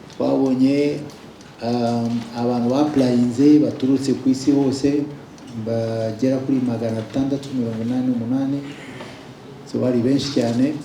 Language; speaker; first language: Kinyarwanda; native; Kinyarwanda